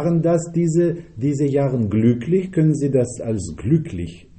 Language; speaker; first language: German; non-native, fluent; Russian